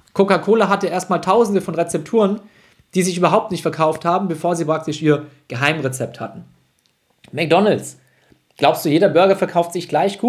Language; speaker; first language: German; native; German